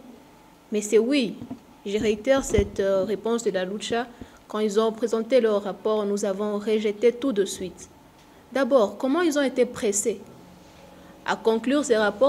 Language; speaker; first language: French; non-native, local second language; Swahili